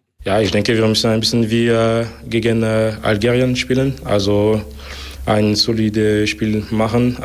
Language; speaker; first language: German; non-native, local second language; French